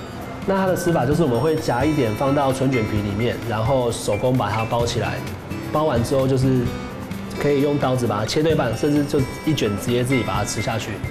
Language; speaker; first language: Chinese; native; Chinese